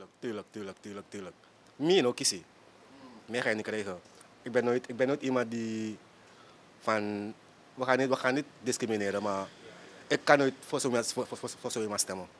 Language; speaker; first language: Dutch; native; Dutch